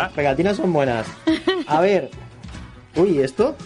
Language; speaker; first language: Spanish; native; Spanish